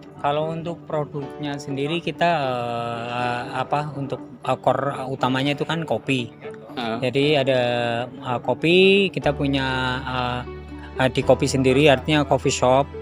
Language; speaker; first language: Indonesian; native; Indonesian